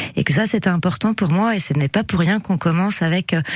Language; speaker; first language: French; native; French